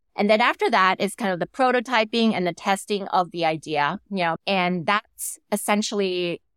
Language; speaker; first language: English; non-native, fluent; Thai